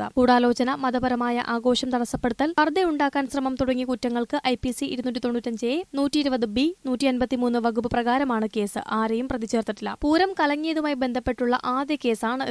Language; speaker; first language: Malayalam; native; Malayalam